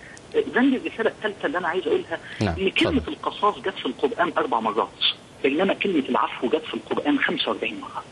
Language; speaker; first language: Arabic; native; Arabic